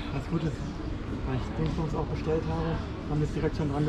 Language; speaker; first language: German; native; German